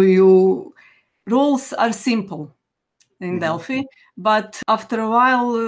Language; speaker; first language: English; non-native, fluent; Croatian